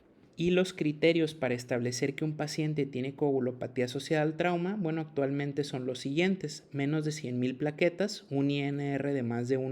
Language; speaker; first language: Spanish; native; Spanish